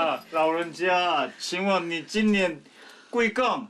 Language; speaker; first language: Chinese; non-native, fluent; Korean